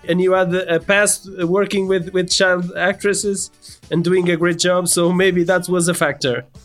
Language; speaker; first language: English; non-native, fluent; Portuguese